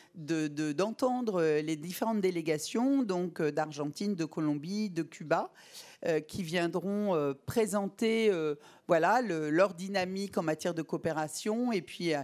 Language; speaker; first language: French; native; French